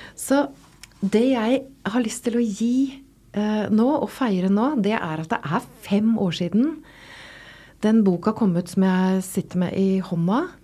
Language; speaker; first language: Norwegian; native; Norwegian